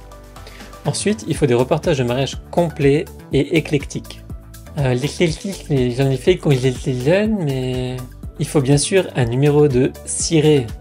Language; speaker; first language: French; native; French